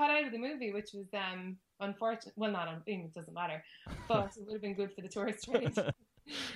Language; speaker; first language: English; native; English